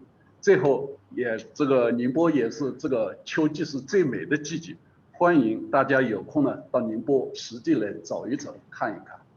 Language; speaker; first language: Chinese; native; Chinese